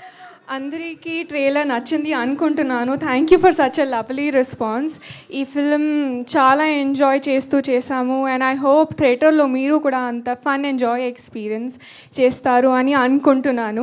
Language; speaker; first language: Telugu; non-native, learner; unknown